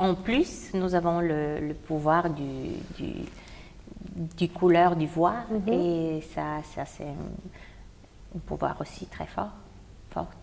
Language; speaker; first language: French; non-native, fluent; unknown